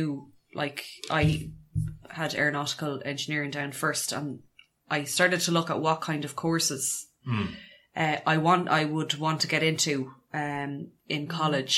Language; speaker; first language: English; native; English